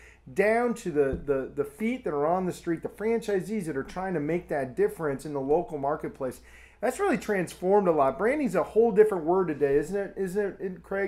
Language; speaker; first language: English; native; English